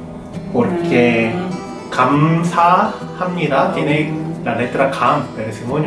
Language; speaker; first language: Spanish; non-native, learner; Korean